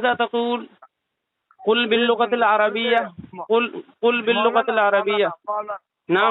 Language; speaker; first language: Arabic; non-native, fluent; Urdu